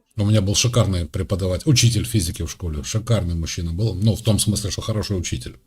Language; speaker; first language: Russian; native; Russian